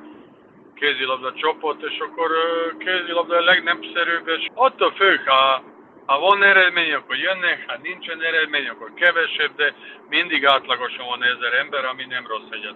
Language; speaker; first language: Hungarian; non-native, fluent; Serbian